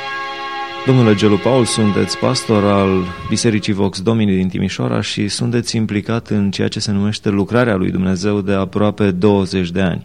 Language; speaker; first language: Romanian; native; Romanian